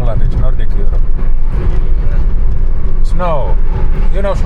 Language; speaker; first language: English; non-native, learner; Finnish